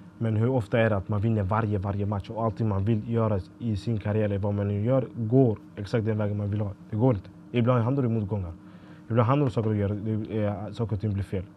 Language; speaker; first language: Swedish; early bilingual, other home language; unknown